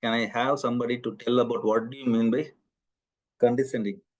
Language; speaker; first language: English; non-native, local second language; Tamil